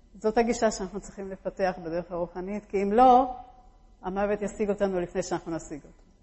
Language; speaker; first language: Hebrew; early bilingual, other home language; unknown